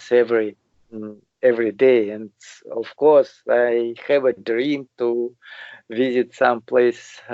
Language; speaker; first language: English; non-native, learner; Russian